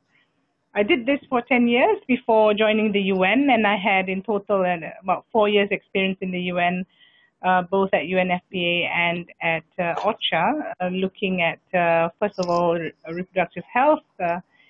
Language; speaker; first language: English; non-native, local second language; Malay